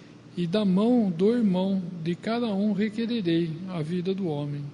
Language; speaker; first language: Portuguese; native; Portuguese